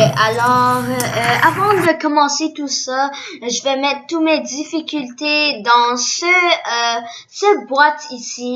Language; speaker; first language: French; early bilingual, other home language; Korean